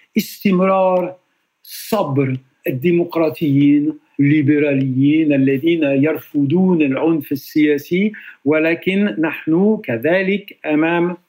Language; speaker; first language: Arabic; non-native, fluent; French